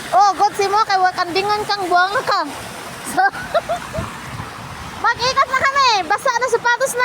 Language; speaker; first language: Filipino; non-native, local second language; Cebuano